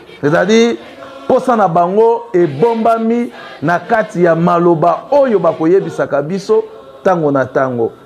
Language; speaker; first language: Lingala; native; Lingala